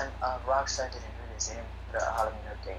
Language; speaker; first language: English; native; English